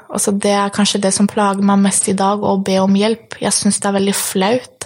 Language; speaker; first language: Norwegian; early bilingual, other home language; Polish